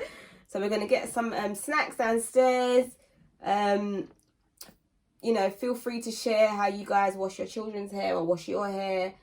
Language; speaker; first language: English; native; English